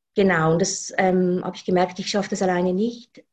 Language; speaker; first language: German; native; German